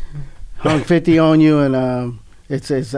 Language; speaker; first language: English; native; English